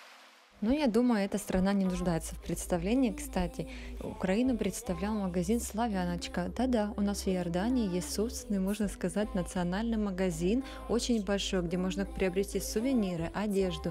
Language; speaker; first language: Russian; native; Russian